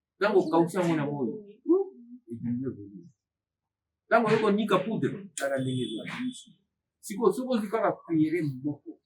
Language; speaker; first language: Lingala; native; Lingala